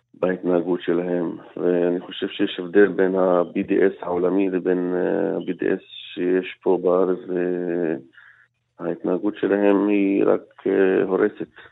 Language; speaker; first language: Hebrew; non-native, local second language; Arabic